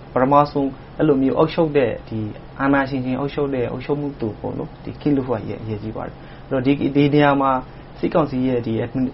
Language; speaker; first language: Burmese; non-native, local second language; Rohingya